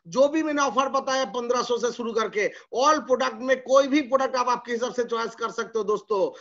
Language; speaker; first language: Hindi; non-native, local second language; Bangla